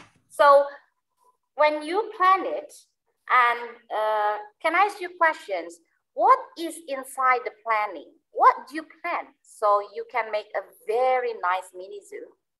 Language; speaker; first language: English; non-native, learner; Indonesian